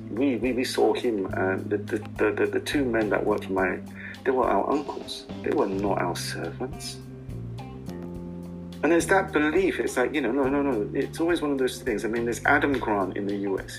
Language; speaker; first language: English; non-native, local second language; Urdu